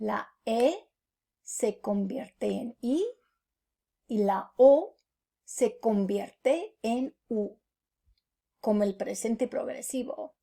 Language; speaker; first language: Spanish; non-native, fluent; English